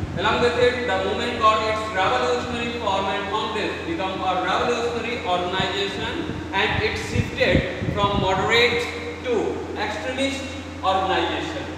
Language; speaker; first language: English; non-native, local second language; Hindi